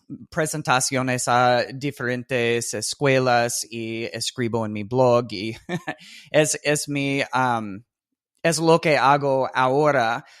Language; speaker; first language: Spanish; non-native, fluent; English